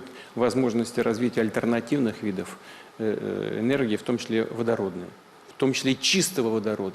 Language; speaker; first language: Russian; native; Russian